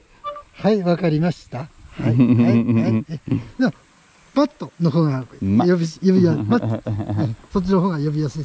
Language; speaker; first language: Japanese; native; Japanese